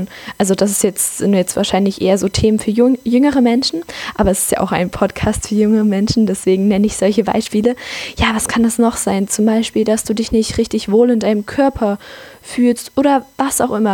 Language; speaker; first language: German; native; German